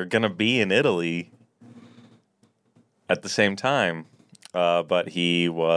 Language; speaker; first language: English; native; English